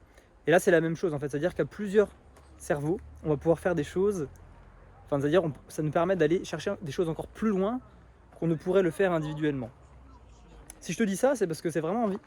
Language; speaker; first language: French; native; French